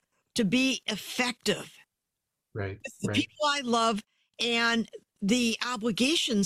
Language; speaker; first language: English; native; English